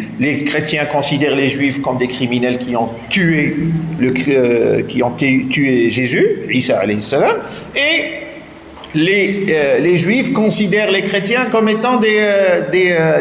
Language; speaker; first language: French; non-native, local second language; Arabic